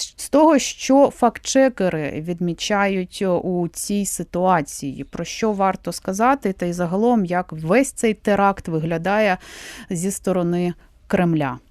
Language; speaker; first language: Ukrainian; native; Ukrainian